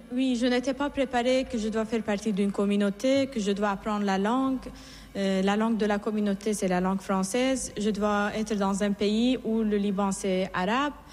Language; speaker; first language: French; non-native, fluent; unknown